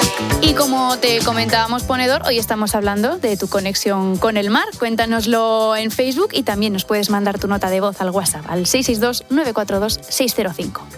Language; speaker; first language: Spanish; native; Spanish